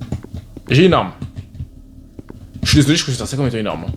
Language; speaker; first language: French; native; French